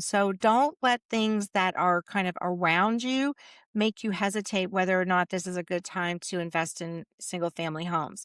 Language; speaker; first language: English; native; English